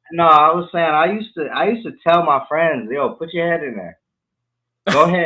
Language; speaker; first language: English; native; English